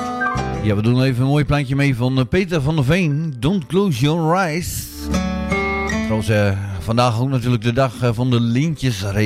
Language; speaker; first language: Dutch; native; Dutch